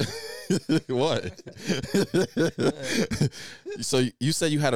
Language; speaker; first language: English; non-native, local second language; Igbo